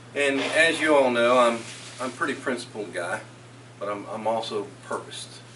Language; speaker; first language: English; native; English